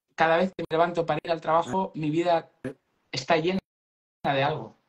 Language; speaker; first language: Spanish; native; Spanish